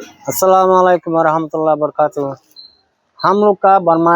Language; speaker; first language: Hindi; non-native, learner; Rohingya